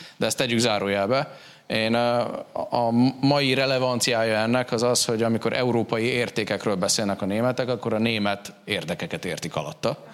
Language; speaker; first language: Hungarian; native; Hungarian